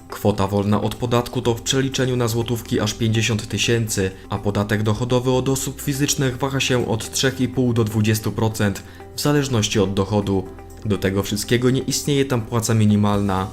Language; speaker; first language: Polish; native; Polish